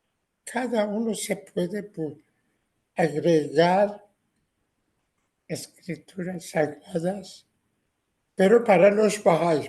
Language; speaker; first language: Spanish; non-native, fluent; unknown